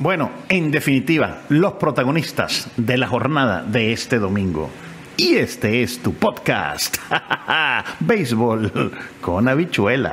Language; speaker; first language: Spanish; native; Spanish